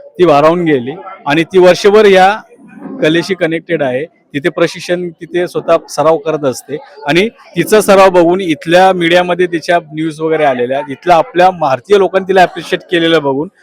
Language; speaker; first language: Marathi; native; Marathi